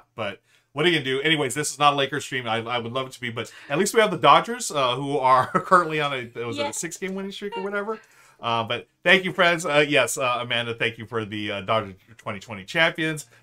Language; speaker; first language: English; native; English